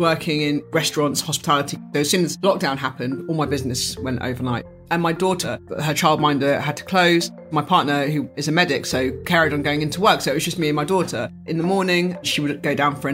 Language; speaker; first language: English; native; English